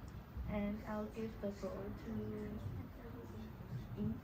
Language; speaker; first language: English; non-native, learner; Chinese